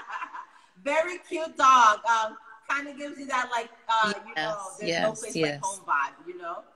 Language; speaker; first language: English; native; English